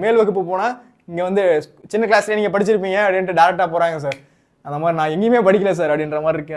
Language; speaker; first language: Tamil; native; Tamil